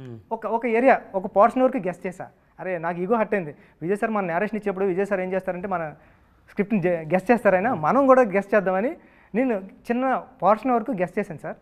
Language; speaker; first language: Telugu; native; Telugu